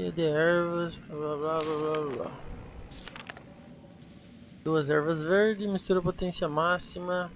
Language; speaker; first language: Portuguese; native; Portuguese